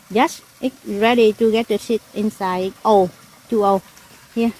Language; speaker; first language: English; non-native, learner; Vietnamese